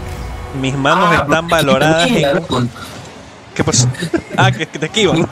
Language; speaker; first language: Spanish; native; Spanish